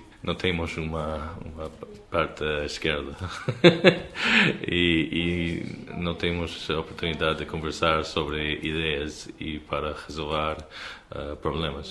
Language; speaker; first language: Portuguese; non-native, learner; English